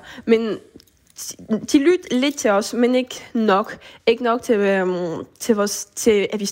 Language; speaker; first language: Danish; early bilingual, heritage; Danish